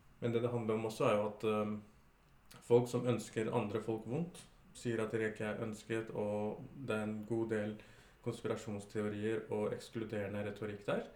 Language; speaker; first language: Norwegian; early bilingual, other home language; Urdu